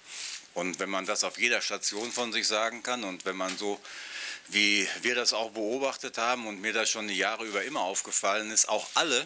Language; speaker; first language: German; native; German